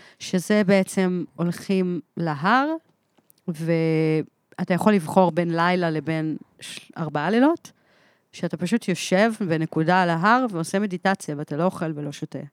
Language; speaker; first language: Hebrew; early bilingual, other home language; English